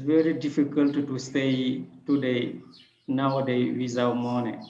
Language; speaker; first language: English; non-native, learner; French